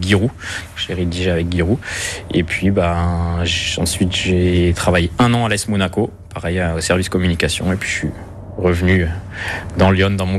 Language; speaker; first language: French; native; French